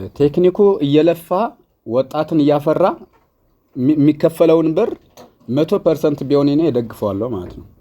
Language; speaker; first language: Amharic; non-native, local second language; Tigrinya